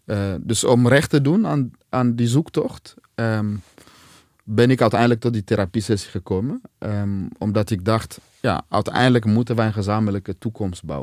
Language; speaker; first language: Dutch; non-native, fluent; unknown